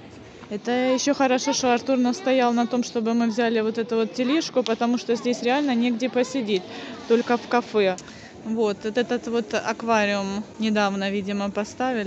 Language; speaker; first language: Russian; native; Russian